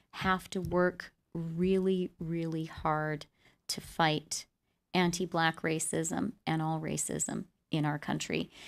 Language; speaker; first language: English; native; English